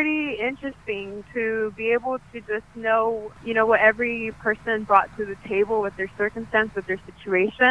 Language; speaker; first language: English; native; English